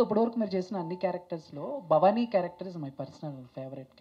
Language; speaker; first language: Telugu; native; Telugu